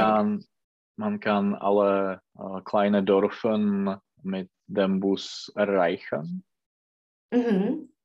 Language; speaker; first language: German; non-native, learner; Czech